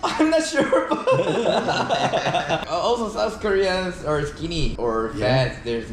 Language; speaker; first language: English; non-native, learner; Korean